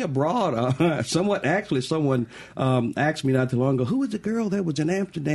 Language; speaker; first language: English; native; English